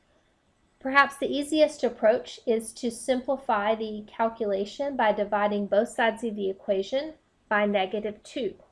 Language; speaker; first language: English; native; English